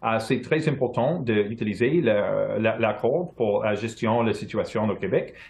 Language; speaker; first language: French; non-native, local second language; English